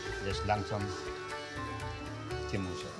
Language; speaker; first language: German; non-native, learner; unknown